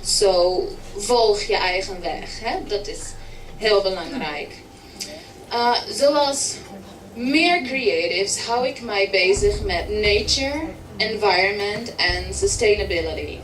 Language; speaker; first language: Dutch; early bilingual, heritage; English